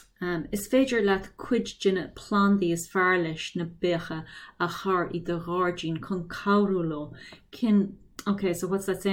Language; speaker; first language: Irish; non-native, local second language; English